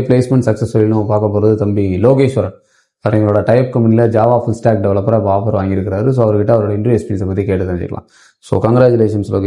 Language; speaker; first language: Tamil; native; Tamil